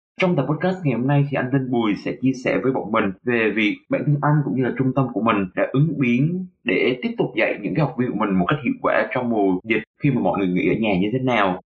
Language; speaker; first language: Vietnamese; native; Vietnamese